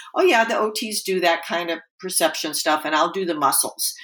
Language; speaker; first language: English; native; English